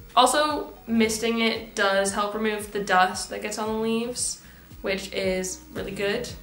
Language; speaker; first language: English; native; English